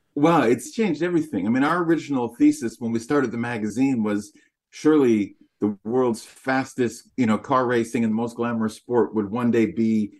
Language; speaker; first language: English; native; English